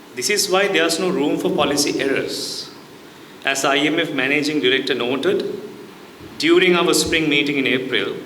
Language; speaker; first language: English; non-native, local second language; Sinhala